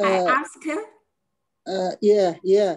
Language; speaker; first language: English; non-native, learner; Chinese